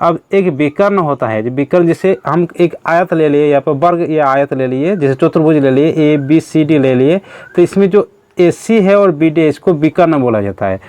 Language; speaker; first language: Hindi; native; Hindi